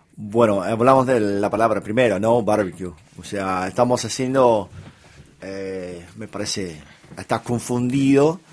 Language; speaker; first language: Spanish; non-native, fluent; English